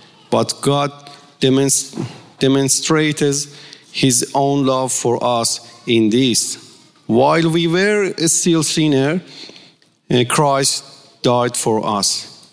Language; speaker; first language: English; non-native, fluent; Persian